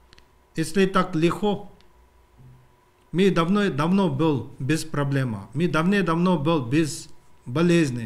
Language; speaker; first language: Russian; non-native, learner; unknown